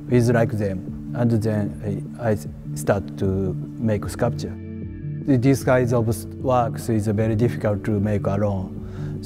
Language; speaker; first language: English; non-native, learner; Japanese